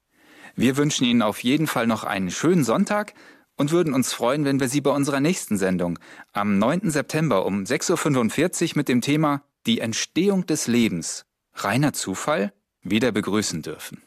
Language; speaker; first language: German; native; German